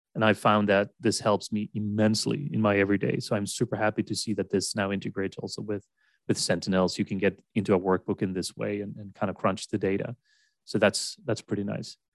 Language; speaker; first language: English; non-native, fluent; Swedish